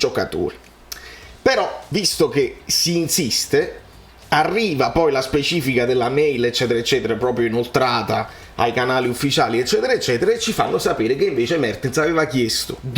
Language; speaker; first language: Italian; native; Italian